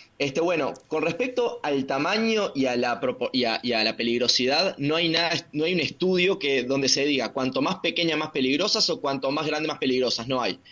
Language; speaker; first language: Spanish; native; Spanish